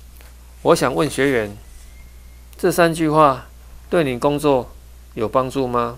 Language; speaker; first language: Chinese; native; Chinese